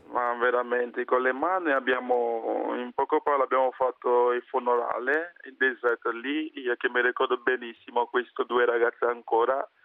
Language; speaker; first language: Italian; non-native, learner; English